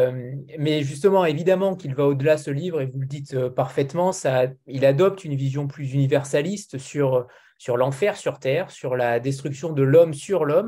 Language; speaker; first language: French; native; French